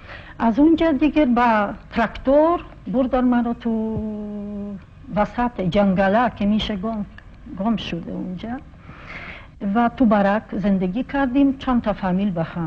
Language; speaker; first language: Persian; early bilingual, other home language; Polish